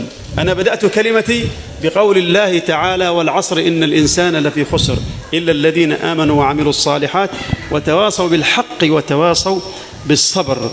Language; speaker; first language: Arabic; native; Arabic